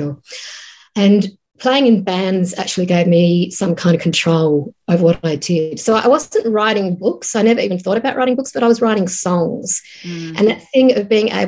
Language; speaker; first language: English; native; English